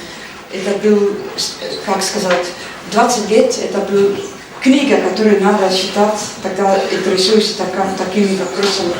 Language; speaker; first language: Russian; non-native, learner; Dutch